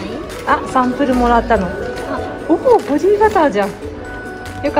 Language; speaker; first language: Japanese; native; Japanese